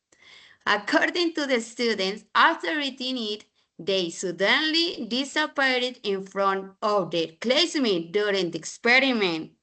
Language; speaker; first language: English; non-native, learner; Spanish